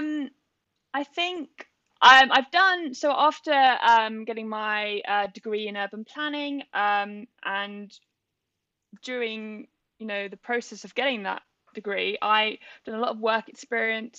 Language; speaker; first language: English; native; English